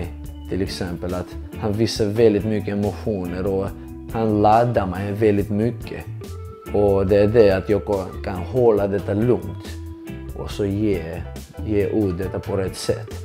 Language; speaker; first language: Swedish; early bilingual, other home language; Georgian